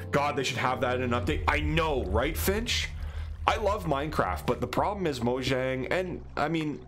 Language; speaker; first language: English; native; English